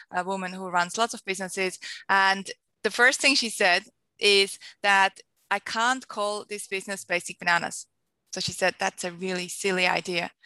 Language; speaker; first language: English; non-native, fluent; Swiss German